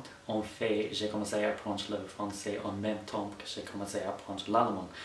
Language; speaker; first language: French; non-native, fluent; English